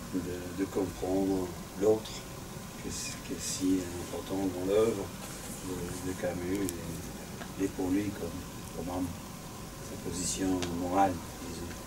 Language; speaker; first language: French; non-native, fluent; English